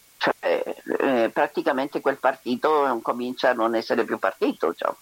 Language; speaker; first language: Italian; non-native, fluent; Spanish